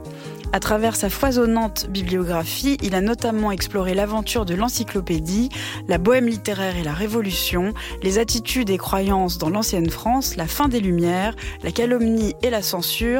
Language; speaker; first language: French; native; French